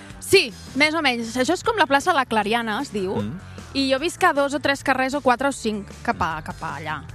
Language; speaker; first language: Catalan; non-native, local second language; Spanish